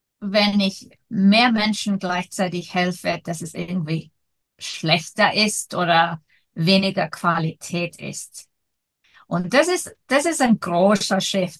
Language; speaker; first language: German; non-native, fluent; Icelandic